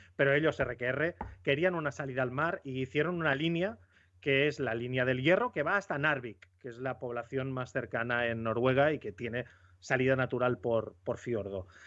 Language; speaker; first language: Spanish; native; Spanish